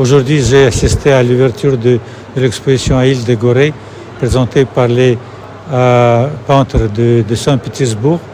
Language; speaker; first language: French; non-native, fluent; Russian